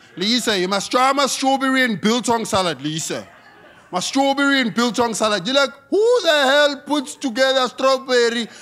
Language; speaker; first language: English; non-native, local second language; Xhosa